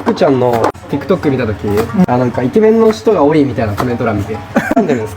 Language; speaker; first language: Japanese; native; Japanese